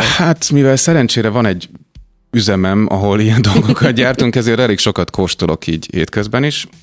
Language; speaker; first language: Hungarian; native; Hungarian